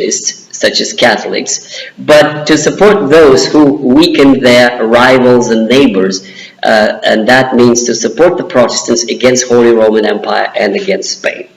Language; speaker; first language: English; non-native, fluent; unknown